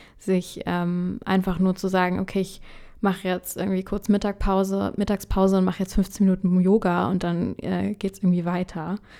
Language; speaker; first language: German; early bilingual, other home language; Urdu